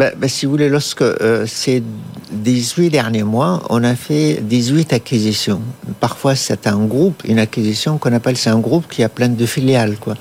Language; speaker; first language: French; non-native, fluent; Arabic